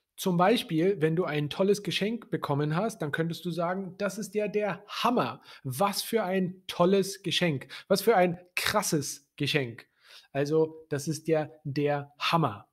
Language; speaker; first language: German; native; German